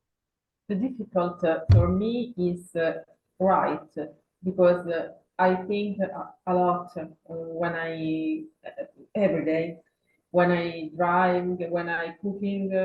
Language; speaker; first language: English; non-native, learner; Italian